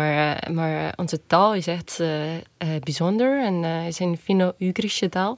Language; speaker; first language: Dutch; non-native, fluent; Estonian